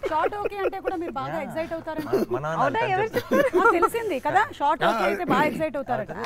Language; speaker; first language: Telugu; native; Telugu